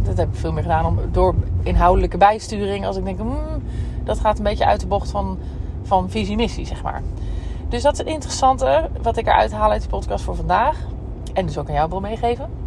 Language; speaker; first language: Dutch; native; Dutch